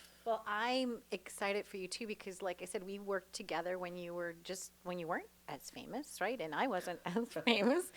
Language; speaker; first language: English; native; English